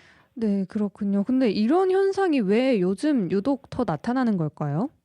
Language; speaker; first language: Korean; native; Korean